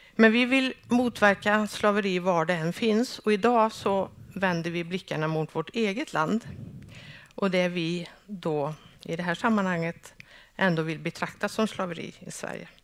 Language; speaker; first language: Swedish; native; Swedish